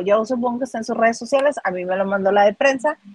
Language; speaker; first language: Spanish; native; Spanish